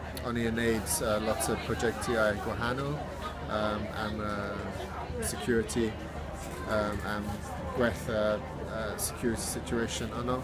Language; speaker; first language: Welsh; non-native, learner; English